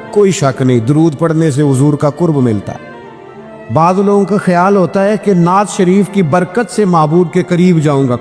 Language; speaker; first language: Urdu; non-native, local second language; Punjabi